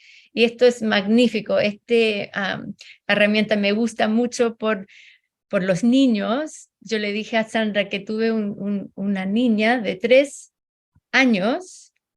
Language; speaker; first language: Spanish; early bilingual, heritage; Spanish